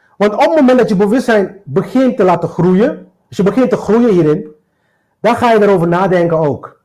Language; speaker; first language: Dutch; non-native, local second language; Papiamento